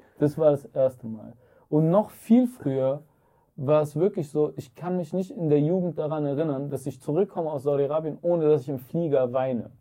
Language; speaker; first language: German; early bilingual, other home language; Arabic